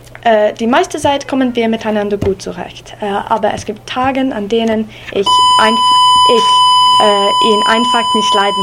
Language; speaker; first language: German; non-native, learner; English